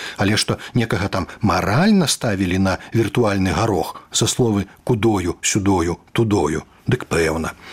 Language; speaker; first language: Belarusian; native; Belarusian